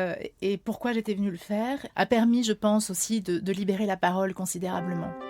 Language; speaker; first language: French; native; French